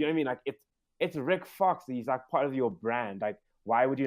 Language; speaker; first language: English; native; English